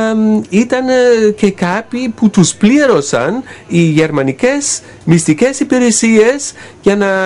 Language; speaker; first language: Greek; non-native, fluent; German